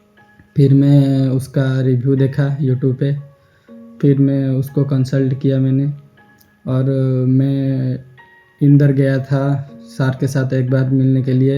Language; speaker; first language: Hindi; non-native, local second language; Odia